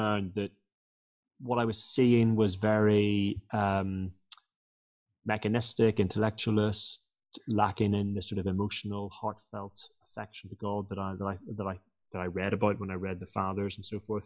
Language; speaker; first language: English; native; English